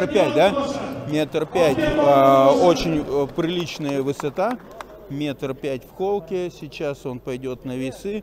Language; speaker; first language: Russian; native; Russian